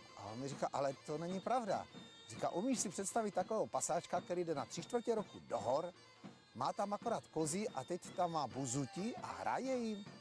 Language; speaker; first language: Czech; early bilingual, other home language; Greek